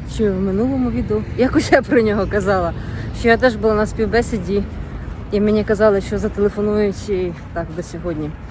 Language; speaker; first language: Ukrainian; native; Ukrainian